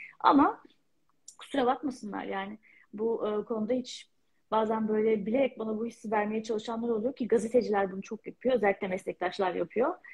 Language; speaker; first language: Turkish; native; Turkish